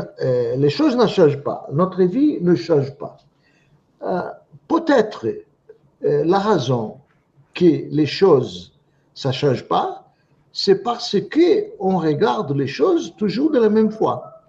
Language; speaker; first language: French; non-native, fluent; Portuguese